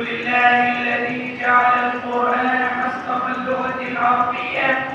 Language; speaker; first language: Arabic; non-native, learner; Urdu